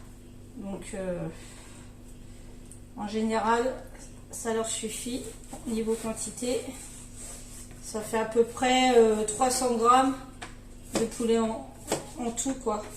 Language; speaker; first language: French; native; French